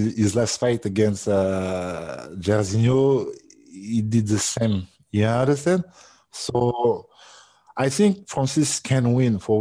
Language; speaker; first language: English; non-native, learner; French